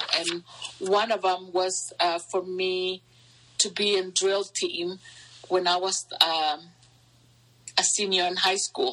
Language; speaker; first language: English; early bilingual, other home language; Spanish